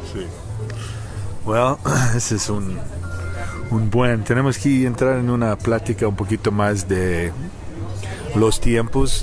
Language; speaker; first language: Spanish; non-native, learner; English